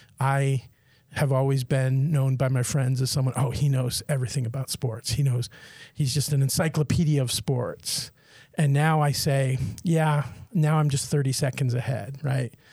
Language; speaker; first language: English; native; English